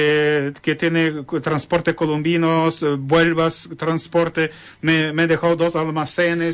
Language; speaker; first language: Spanish; non-native, learner; Ukrainian